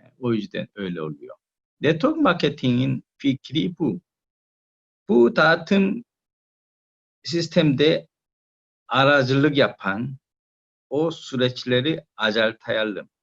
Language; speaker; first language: Turkish; non-native, learner; Korean